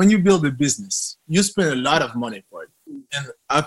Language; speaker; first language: English; non-native, fluent; French